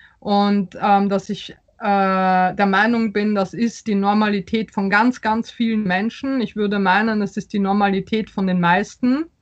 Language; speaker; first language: German; early bilingual, other home language; Polish